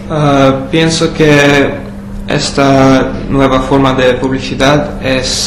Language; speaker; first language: Spanish; non-native, learner; English